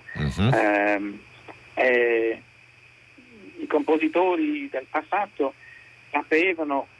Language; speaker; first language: Italian; non-native, fluent; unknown